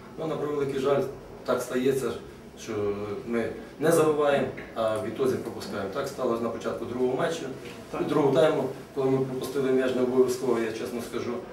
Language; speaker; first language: Ukrainian; native; Ukrainian